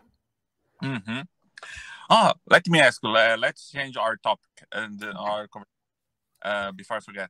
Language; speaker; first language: English; non-native, learner; Portuguese